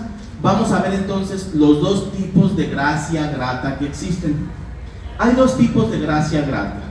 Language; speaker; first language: Spanish; native; Spanish